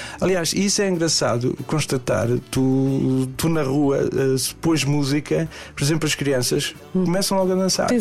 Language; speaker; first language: Portuguese; native; Portuguese